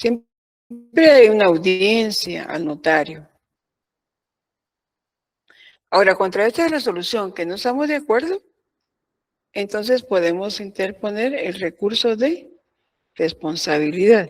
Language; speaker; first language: Spanish; native; Spanish